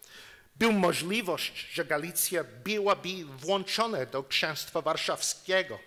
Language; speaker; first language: Polish; non-native, learner; English